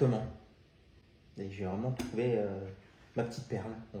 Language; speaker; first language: French; native; French